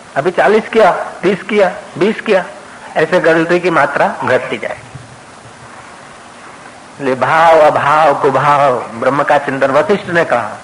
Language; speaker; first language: Hindi; non-native, local second language; Sindhi